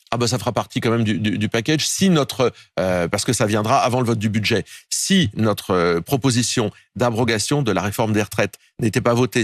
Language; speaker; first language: French; native; French